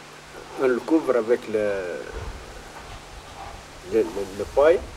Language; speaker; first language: French; non-native, local second language; Arabic